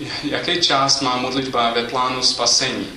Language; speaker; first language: Czech; non-native, fluent; English